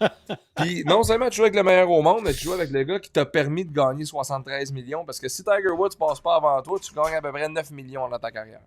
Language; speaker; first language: French; native; French